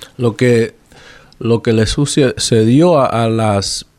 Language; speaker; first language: Spanish; early bilingual, heritage; Spanish